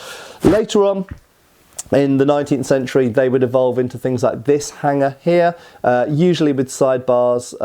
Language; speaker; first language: English; native; English